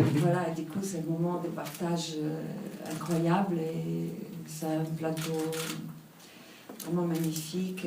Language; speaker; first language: French; non-native, fluent; Italian